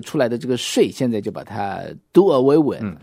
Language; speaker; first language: Chinese; native; Chinese